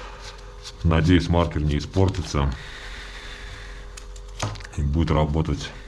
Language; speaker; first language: Russian; native; Russian